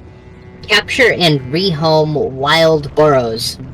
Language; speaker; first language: English; native; English